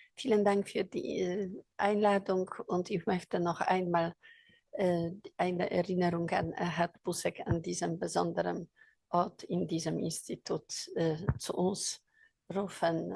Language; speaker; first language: German; non-native, fluent; Polish